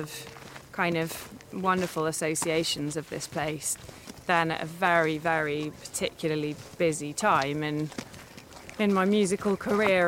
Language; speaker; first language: English; native; English